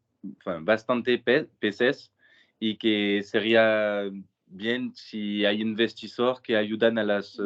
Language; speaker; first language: Spanish; non-native, learner; French